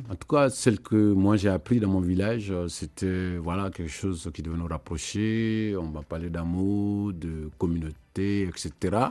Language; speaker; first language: French; non-native, local second language; Mandingo